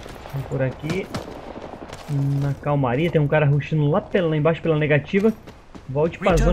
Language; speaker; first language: Portuguese; native; Portuguese